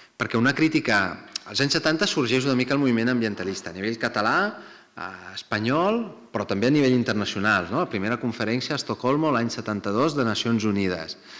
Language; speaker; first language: Catalan; non-native, fluent; Italian